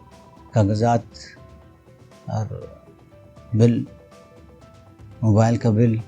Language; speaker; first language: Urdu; non-native, local second language; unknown